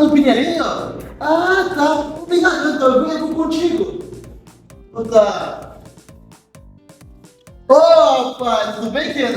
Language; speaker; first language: Portuguese; non-native, local second language; Haitian Creole